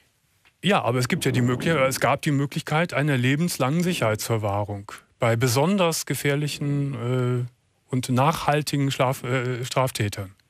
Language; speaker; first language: German; native; German